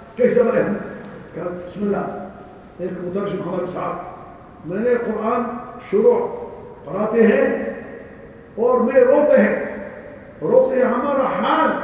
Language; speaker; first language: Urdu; non-native, learner; Arabic